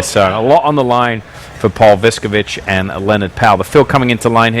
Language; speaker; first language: English; native; English